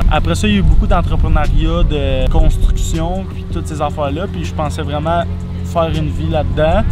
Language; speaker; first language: French; native; French